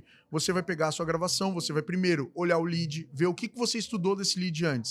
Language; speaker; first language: Portuguese; native; Portuguese